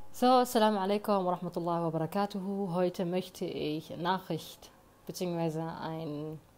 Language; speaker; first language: German; early bilingual, other home language; Somali